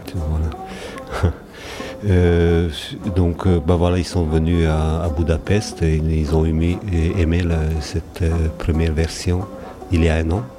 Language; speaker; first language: French; non-native, fluent; Hungarian